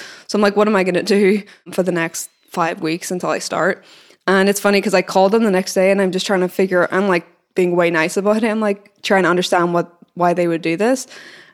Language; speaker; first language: English; native; English